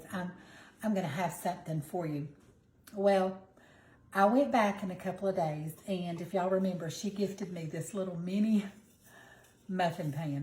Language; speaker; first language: English; native; English